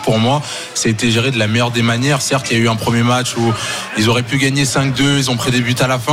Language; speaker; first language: French; native; French